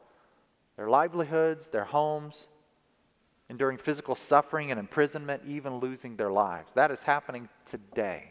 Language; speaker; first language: English; native; English